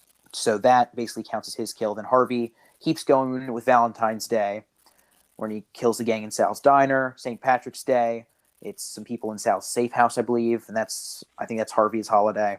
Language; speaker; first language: English; native; English